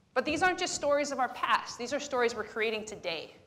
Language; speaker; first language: English; native; English